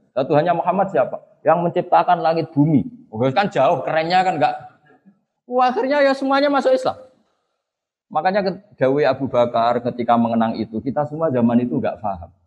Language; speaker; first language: Indonesian; non-native, local second language; Javanese